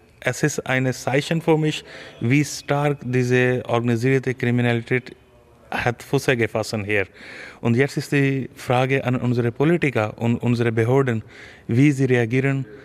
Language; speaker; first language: German; non-native, learner; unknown